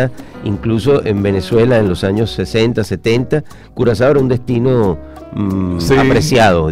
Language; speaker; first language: Spanish; native; Spanish